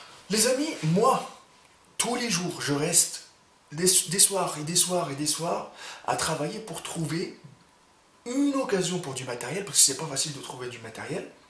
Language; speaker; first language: French; native; French